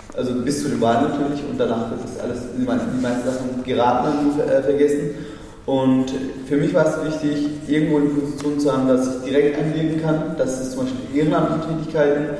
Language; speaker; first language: German; early bilingual, other home language; Kurdish